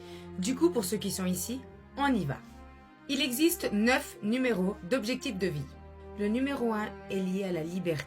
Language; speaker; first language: French; native; French